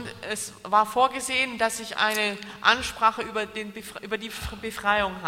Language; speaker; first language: German; native; German